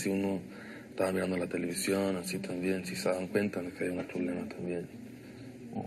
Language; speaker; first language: Spanish; non-native, local second language; Plautdietsch